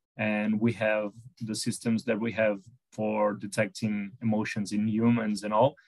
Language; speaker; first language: English; non-native, fluent; Portuguese